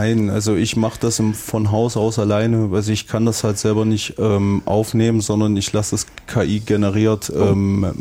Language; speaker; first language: German; native; German